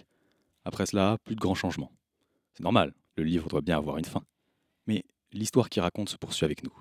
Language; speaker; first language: French; native; French